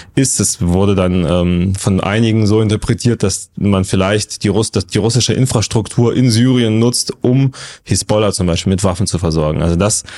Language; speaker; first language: German; non-native, fluent; Russian